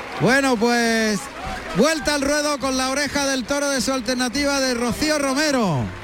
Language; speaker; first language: Spanish; native; Spanish